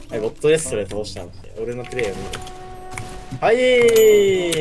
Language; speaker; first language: Japanese; native; Japanese